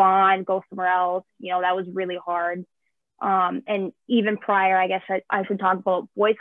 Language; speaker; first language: English; native; English